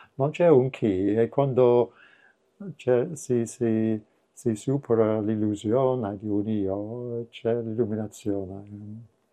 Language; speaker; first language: Italian; non-native, fluent; English